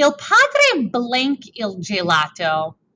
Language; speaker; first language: Italian; non-native, fluent; English